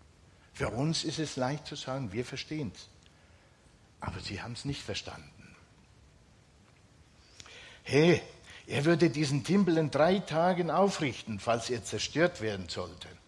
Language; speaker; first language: German; non-native, fluent; Finnish